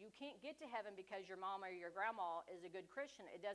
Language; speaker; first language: English; native; English